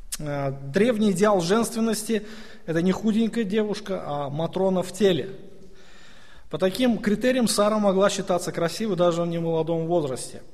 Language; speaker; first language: Russian; native; Russian